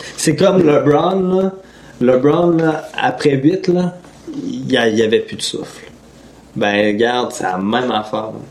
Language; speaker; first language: French; native; French